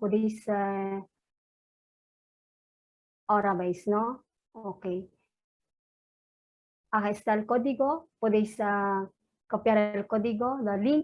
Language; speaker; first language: Spanish; non-native, fluent; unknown